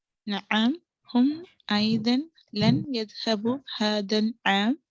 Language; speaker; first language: Arabic; non-native, learner; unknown